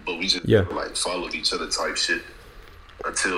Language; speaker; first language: English; native; English